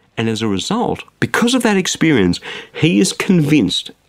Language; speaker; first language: English; native; English